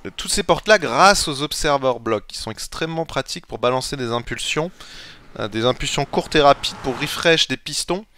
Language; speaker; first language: French; native; French